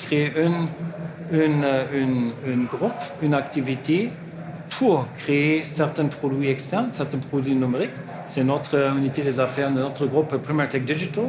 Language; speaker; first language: French; non-native, learner; German